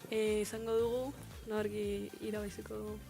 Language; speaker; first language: Basque; non-native, local second language; Spanish